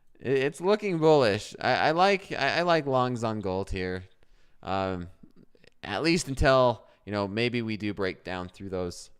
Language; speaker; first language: English; native; English